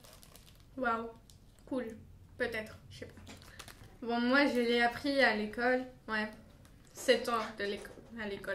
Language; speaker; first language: French; non-native, fluent; Bulgarian